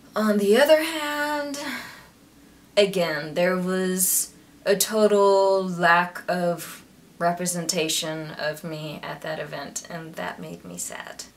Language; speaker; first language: English; native; English